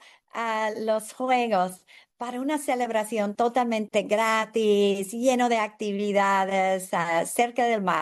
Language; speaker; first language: Spanish; non-native, learner; English